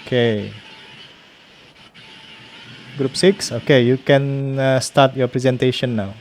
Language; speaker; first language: English; non-native, fluent; Indonesian